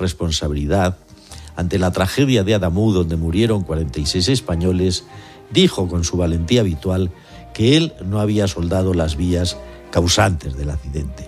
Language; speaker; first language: Spanish; native; Spanish